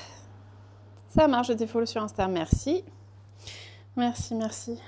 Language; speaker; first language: French; native; French